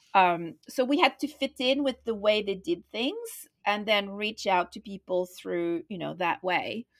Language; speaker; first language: English; non-native, fluent; French